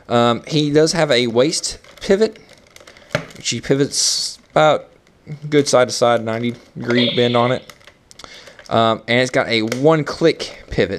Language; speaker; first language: English; native; English